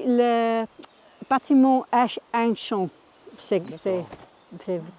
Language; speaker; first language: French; non-native, learner; English